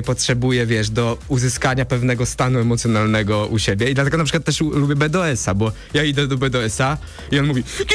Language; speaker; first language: Polish; native; Polish